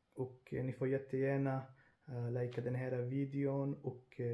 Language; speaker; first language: Swedish; non-native, fluent; Urdu